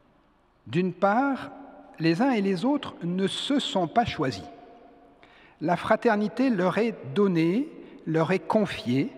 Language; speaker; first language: French; native; French